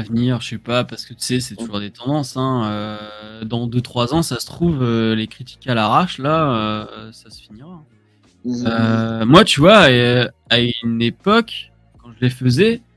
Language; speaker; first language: French; native; French